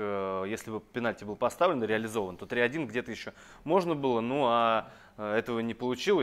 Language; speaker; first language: Russian; native; Russian